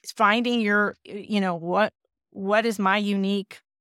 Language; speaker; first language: English; native; English